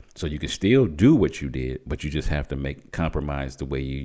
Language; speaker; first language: English; native; English